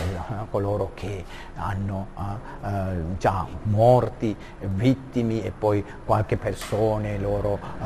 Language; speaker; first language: Italian; non-native, learner; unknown